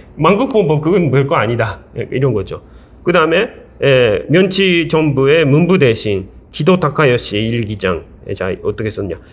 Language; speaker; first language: Korean; non-native, fluent; Japanese